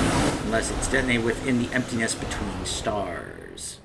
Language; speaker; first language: English; native; English